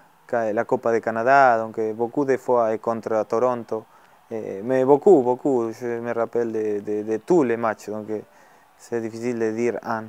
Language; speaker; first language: French; non-native, learner; Spanish